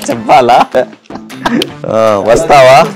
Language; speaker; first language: Telugu; non-native, learner; Hindi